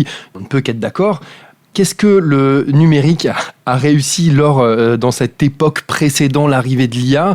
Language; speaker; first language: French; native; French